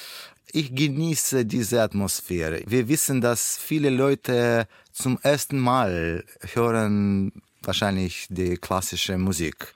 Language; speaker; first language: German; non-native, learner; Russian